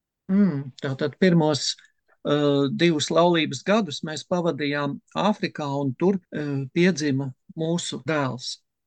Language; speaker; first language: Latvian; native; Latvian